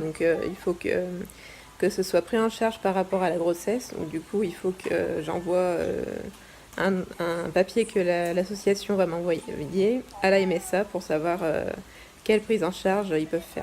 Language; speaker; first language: French; native; French